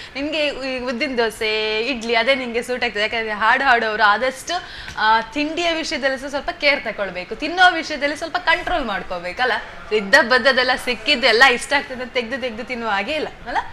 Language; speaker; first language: Kannada; non-native, local second language; Tulu